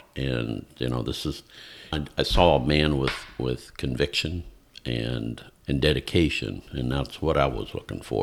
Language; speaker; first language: English; native; English